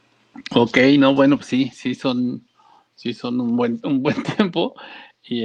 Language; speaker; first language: Spanish; native; Spanish